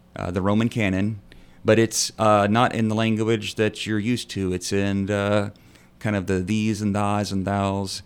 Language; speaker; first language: English; native; English